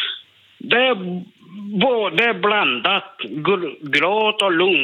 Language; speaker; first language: Swedish; non-native, learner; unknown